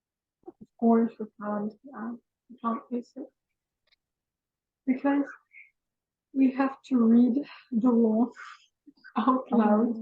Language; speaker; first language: English; non-native, fluent; Russian